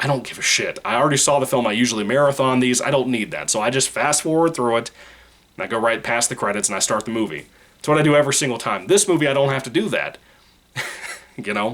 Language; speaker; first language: English; native; English